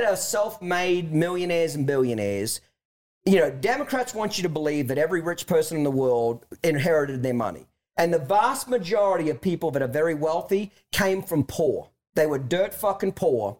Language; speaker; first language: English; native; English